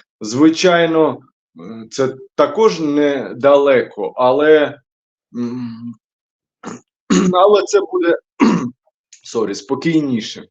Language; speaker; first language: Ukrainian; non-native, local second language; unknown